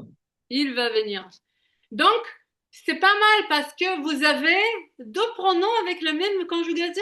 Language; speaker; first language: French; native; French